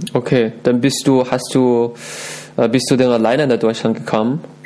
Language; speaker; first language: German; non-native, fluent; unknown